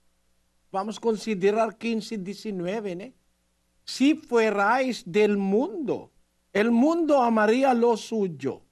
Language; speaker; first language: Spanish; non-native, learner; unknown